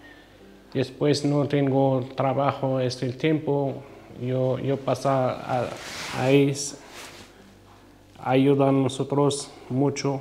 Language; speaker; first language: Spanish; non-native, learner; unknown